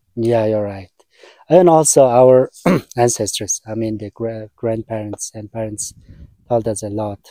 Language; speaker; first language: English; non-native, learner; Mongolian